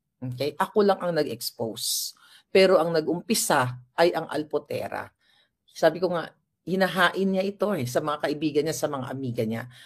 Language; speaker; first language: Filipino; non-native, local second language; Hiligaynon